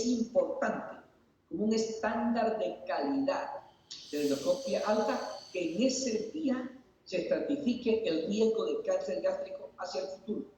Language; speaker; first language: Spanish; native; Spanish